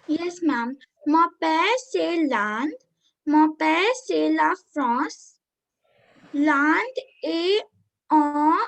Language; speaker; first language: French; non-native, learner; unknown